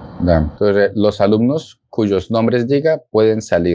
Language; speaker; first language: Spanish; non-native, fluent; Russian